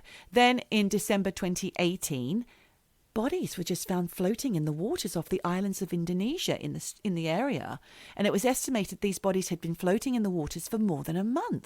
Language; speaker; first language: English; native; English